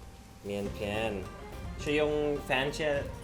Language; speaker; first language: Chinese; non-native, learner; English